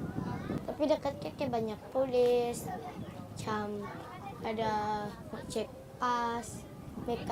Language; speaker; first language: Indonesian; early bilingual, other home language; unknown